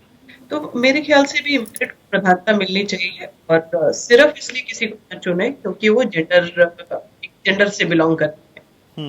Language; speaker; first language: Hindi; native; Hindi